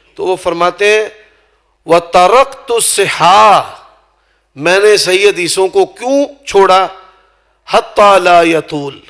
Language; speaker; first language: Urdu; non-native, local second language; Punjabi